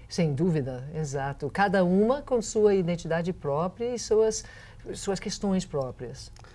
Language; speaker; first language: Portuguese; non-native, fluent; English